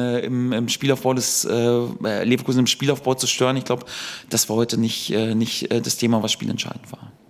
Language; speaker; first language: German; native; German